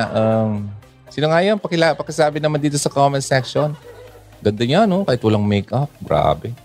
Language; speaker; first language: Filipino; non-native, local second language; Bikol